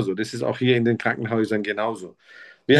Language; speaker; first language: German; native; German